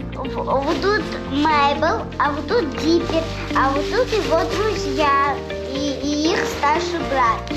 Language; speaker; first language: Russian; native; Russian